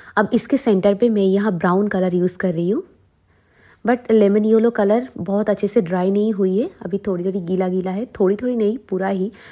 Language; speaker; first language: Hindi; non-native, local second language; Bangla